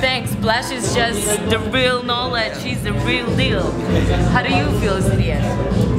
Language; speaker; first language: English; non-native, fluent; Polish